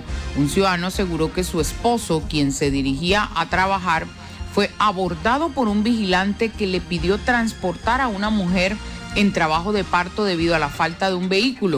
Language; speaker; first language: Spanish; native; Spanish